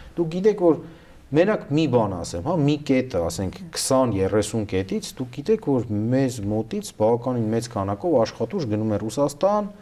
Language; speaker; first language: Armenian; native; Armenian